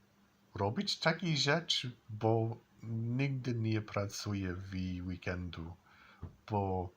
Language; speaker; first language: Polish; non-native, learner; English